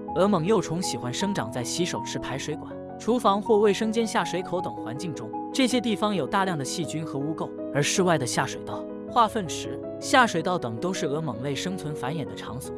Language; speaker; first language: Chinese; native; Chinese